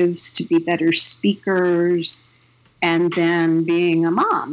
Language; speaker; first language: English; native; English